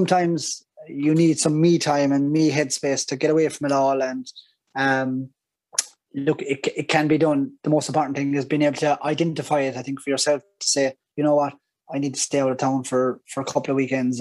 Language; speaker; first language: English; native; English